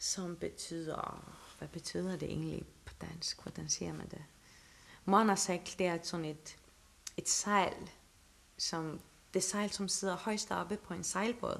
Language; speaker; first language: Danish; non-native, local second language; Faroese